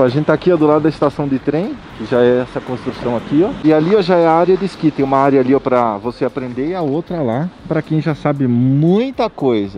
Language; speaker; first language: Portuguese; native; Portuguese